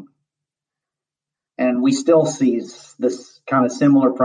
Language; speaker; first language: English; native; English